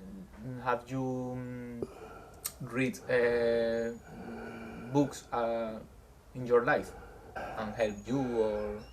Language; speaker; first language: English; non-native, learner; Spanish